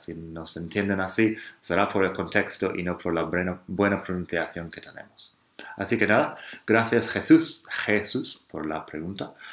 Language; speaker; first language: Spanish; non-native, fluent; English